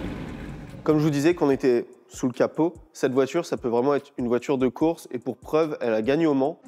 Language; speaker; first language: French; native; French